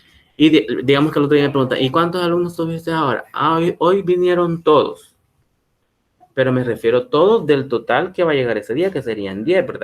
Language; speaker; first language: Spanish; native; Spanish